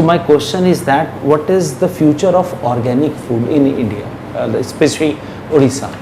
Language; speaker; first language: English; non-native, local second language; Hindi